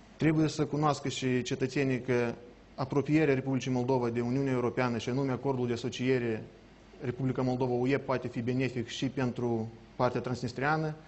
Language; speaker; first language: Romanian; native; Romanian